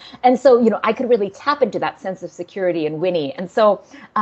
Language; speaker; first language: English; native; English